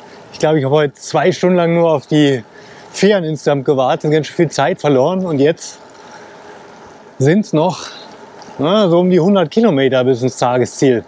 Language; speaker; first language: German; native; German